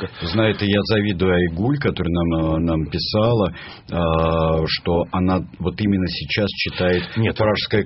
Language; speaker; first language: Russian; native; Russian